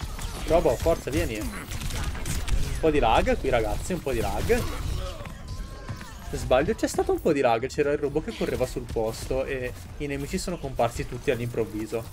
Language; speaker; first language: Italian; native; Italian